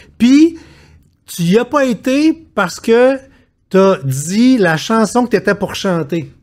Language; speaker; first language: French; native; French